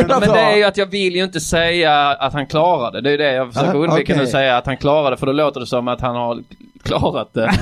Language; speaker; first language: Swedish; native; Swedish